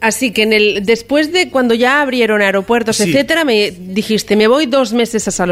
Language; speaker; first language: Spanish; native; Spanish